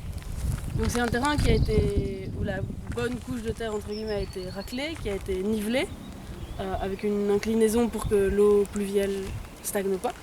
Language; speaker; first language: French; native; French